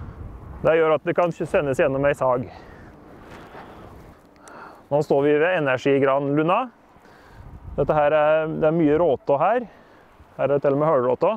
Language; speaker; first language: Norwegian; native; Norwegian